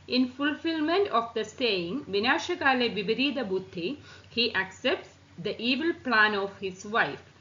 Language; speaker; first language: English; non-native, local second language; Malayalam